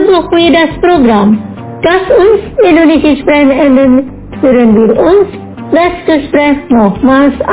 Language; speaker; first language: German; non-native, fluent; Indonesian